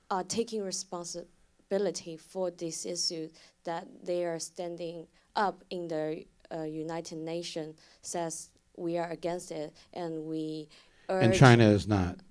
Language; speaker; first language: English; non-native, learner; Chinese